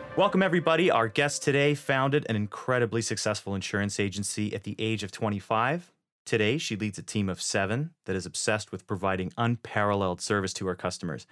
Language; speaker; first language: English; native; English